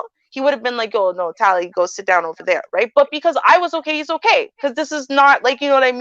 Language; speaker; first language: English; native; English